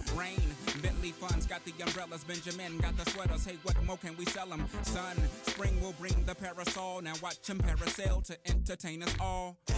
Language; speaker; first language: English; native; English